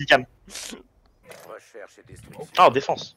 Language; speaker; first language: French; native; French